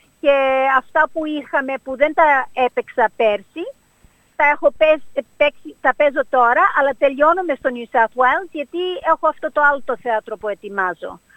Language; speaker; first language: Greek; early bilingual, heritage; Greek